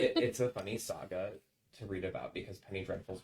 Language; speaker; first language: English; native; English